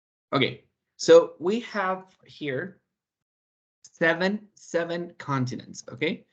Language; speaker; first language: English; non-native, fluent; Spanish